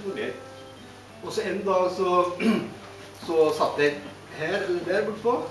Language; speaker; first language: Norwegian; non-native, fluent; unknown